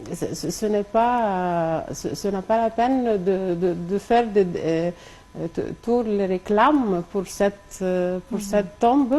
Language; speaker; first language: French; non-native, local second language; Arabic